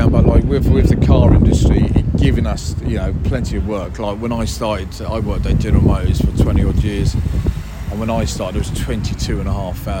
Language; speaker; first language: English; native; English